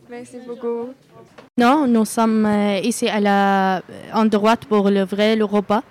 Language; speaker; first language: French; non-native, learner; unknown